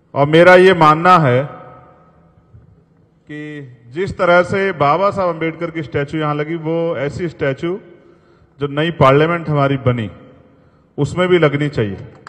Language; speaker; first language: Hindi; native; Hindi